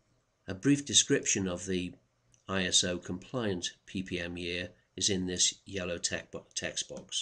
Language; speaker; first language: English; native; English